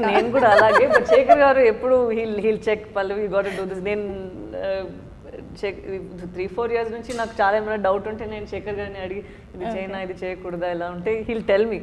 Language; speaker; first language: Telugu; non-native, local second language; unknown